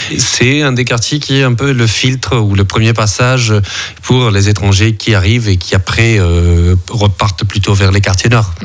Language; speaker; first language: French; early bilingual, other home language; Spanish